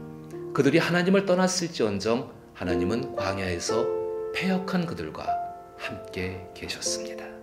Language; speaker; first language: Korean; native; Korean